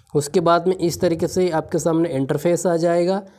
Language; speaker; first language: Hindi; native; Hindi